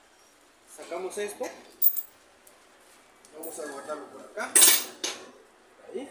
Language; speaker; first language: Spanish; native; Spanish